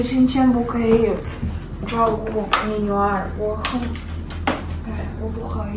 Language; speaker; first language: Chinese; non-native, learner; Ukrainian